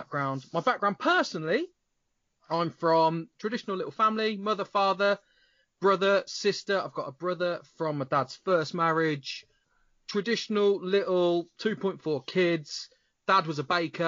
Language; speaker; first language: English; native; English